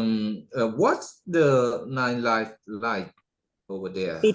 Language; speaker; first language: English; non-native, learner; Khmer